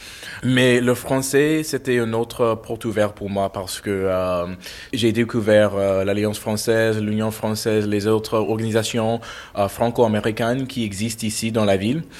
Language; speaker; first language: French; non-native, fluent; English